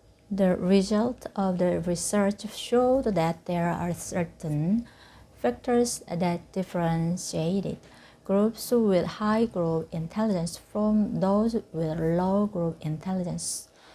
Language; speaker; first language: English; non-native, fluent; Korean